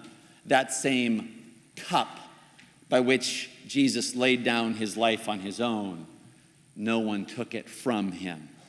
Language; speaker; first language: English; native; English